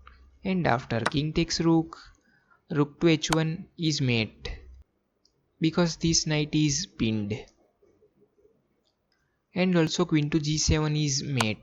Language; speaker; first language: English; non-native, fluent; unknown